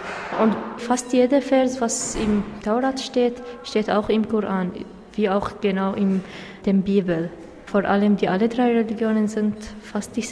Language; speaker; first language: German; non-native, learner; Arabic